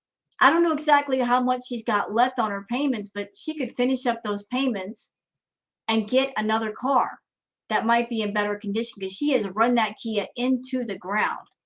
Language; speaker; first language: English; native; English